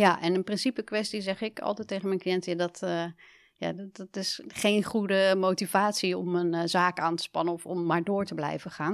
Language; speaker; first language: Dutch; native; Dutch